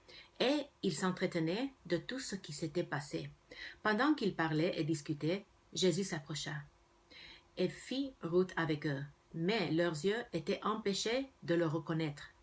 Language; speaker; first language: French; non-native, fluent; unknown